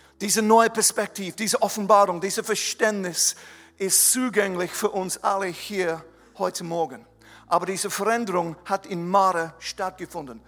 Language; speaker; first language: German; non-native, fluent; English